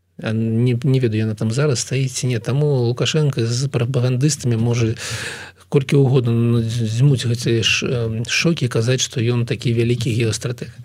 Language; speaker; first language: Belarusian; non-native, local second language; Russian